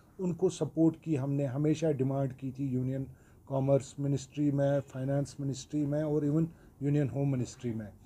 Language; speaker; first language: Hindi; non-native, local second language; Kashmiri